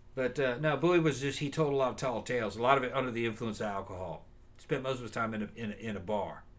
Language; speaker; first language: English; native; English